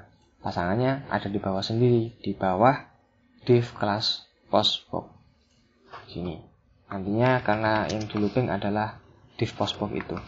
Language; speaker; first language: Indonesian; native; Indonesian